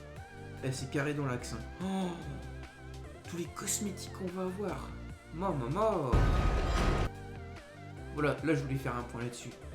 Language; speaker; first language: French; native; French